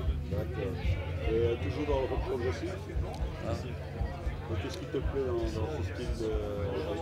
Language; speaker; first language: French; native; French